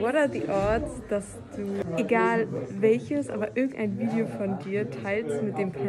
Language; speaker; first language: German; native; German